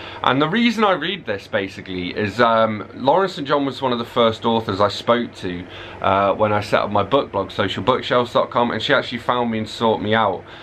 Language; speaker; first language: English; native; English